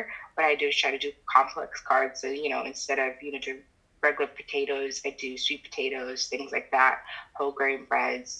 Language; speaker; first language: English; native; English